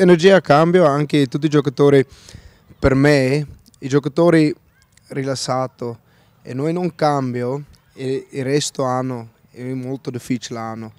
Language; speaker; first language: Italian; non-native, learner; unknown